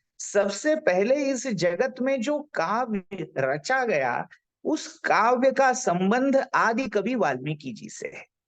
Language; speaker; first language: Hindi; non-native, local second language; Marathi